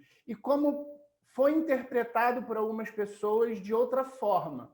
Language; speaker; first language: Portuguese; native; Portuguese